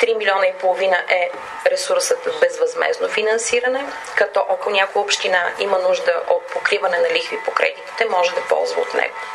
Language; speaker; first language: Bulgarian; native; Bulgarian